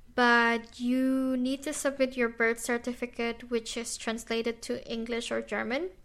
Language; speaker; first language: English; non-native, fluent; Indonesian